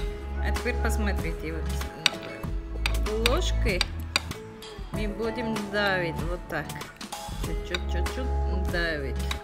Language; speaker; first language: Russian; non-native, learner; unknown